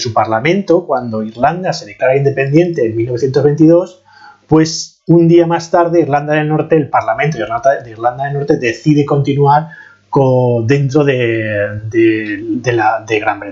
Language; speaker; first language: Spanish; native; Spanish